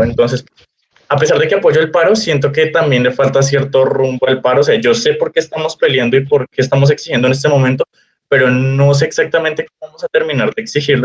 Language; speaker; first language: Spanish; native; Spanish